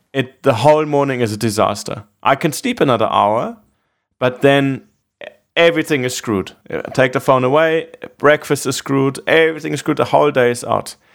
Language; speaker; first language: English; non-native, fluent; German